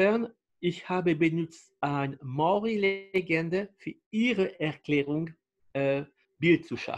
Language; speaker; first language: German; non-native, fluent; French